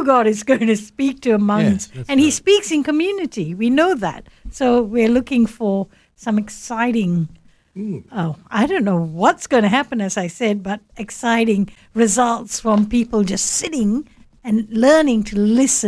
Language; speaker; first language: English; non-native, local second language; Malayalam